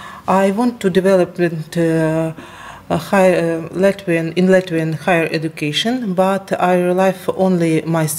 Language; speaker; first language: English; non-native, learner; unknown